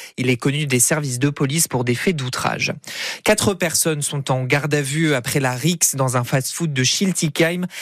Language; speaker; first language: French; native; French